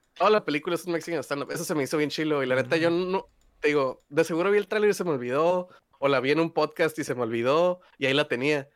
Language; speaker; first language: Spanish; native; Spanish